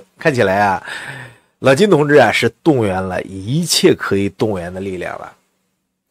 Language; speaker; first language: Chinese; native; Chinese